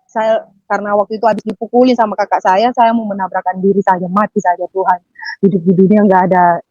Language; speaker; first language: Indonesian; native; Indonesian